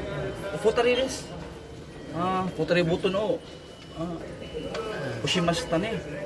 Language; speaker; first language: Japanese; non-native, learner; Cebuano